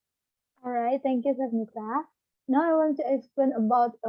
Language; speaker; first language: English; non-native, learner; Balinese